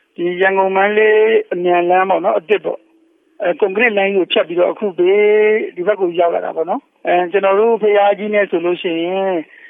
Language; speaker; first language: Burmese; native; Burmese